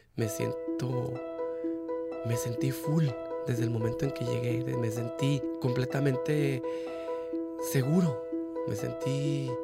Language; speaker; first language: Spanish; native; Spanish